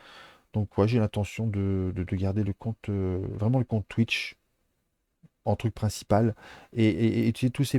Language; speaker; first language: French; native; French